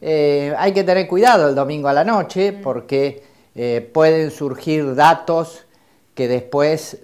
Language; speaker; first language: Spanish; native; Spanish